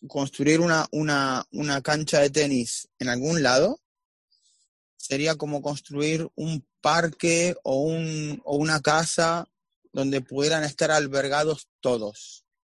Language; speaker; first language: Spanish; native; Spanish